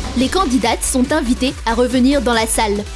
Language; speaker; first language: French; native; French